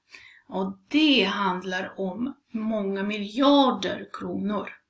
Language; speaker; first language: Swedish; non-native, fluent; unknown